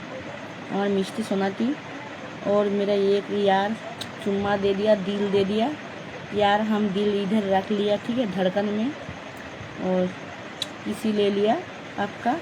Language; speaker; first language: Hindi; non-native, local second language; Bangla